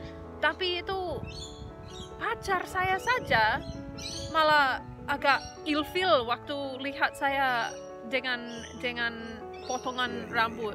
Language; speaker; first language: Indonesian; non-native, fluent; English